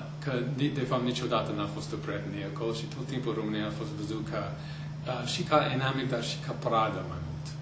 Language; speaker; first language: Romanian; non-native, fluent; English